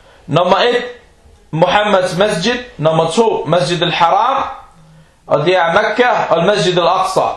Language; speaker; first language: Danish; early bilingual, other home language; Urdu